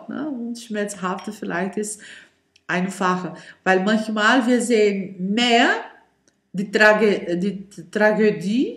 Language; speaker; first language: German; non-native, learner; Portuguese